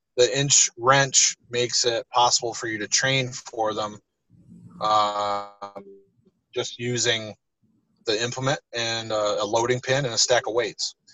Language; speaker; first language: English; native; English